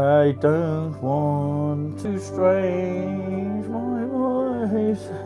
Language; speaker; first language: English; native; English